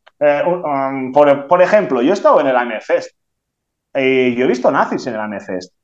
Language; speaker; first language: Spanish; non-native, local second language; Catalan